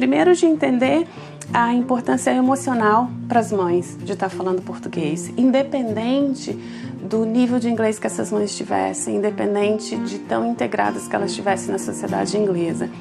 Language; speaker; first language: Portuguese; non-native, fluent; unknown